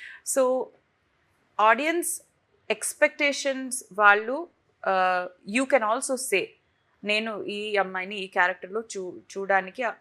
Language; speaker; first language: Telugu; non-native, fluent; Tamil